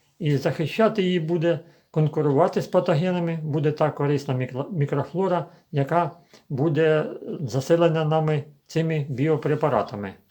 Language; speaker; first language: Ukrainian; native; Ukrainian